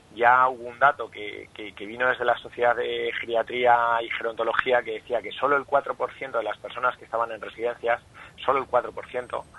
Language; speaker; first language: Spanish; native; Spanish